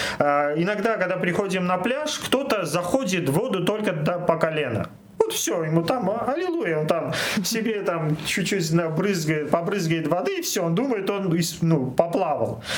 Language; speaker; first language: Russian; non-native, local second language; Armenian